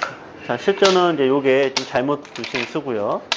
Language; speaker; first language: Korean; native; Korean